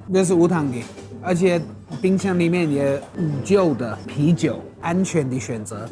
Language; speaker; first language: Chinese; non-native, fluent; English